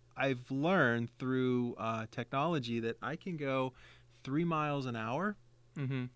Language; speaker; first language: English; native; English